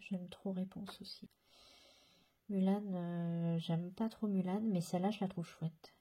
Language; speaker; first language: French; native; French